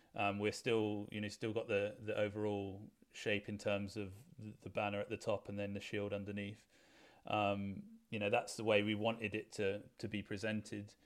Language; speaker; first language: English; native; English